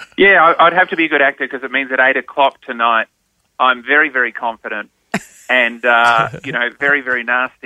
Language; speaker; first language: English; native; English